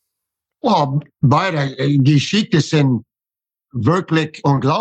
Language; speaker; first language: German; non-native, fluent; English